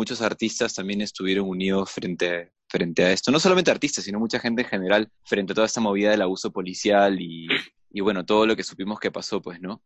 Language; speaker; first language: Spanish; native; Spanish